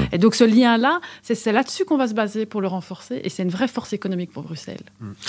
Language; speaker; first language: French; native; French